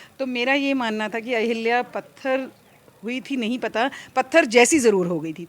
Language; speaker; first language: Hindi; native; Hindi